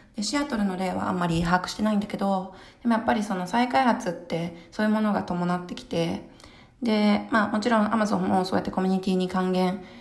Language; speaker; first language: Japanese; early bilingual, heritage; Japanese